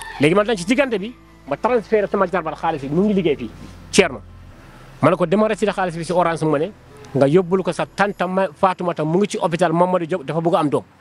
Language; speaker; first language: Wolof; non-native, local second language; Fula